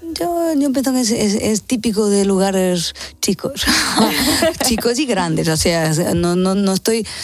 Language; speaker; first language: Spanish; non-native, fluent; Portuguese